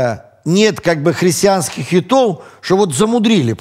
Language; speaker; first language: Russian; native; Russian